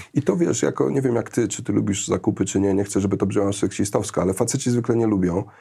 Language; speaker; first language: Polish; early bilingual, heritage; Polish